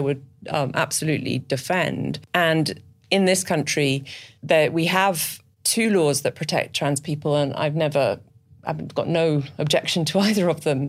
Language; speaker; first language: English; native; English